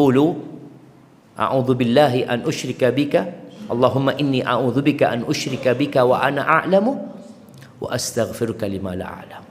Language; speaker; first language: Arabic; non-native, fluent; Indonesian